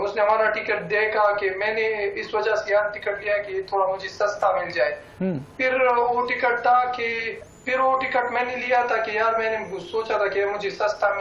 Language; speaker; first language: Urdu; non-native, local second language; Pashto